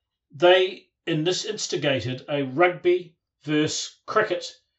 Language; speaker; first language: English; native; English